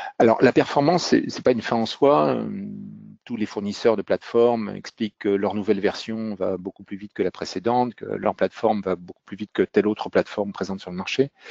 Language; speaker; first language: French; native; French